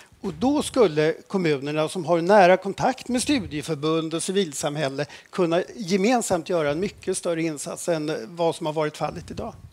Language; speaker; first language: Swedish; native; Swedish